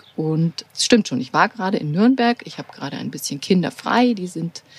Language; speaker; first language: German; native; German